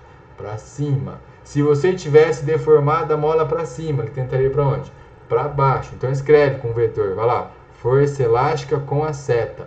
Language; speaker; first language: Portuguese; native; Portuguese